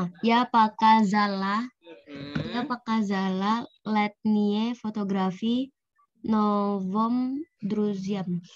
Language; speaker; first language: Russian; non-native, learner; Indonesian